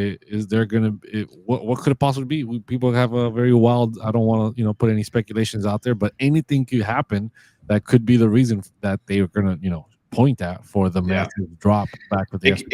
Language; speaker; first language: English; native; English